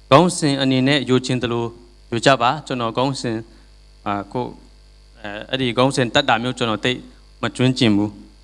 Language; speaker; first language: Burmese; non-native, local second language; Tedim Chin